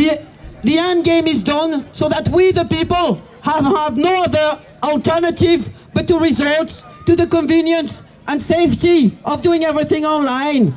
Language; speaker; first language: English; non-native, fluent; French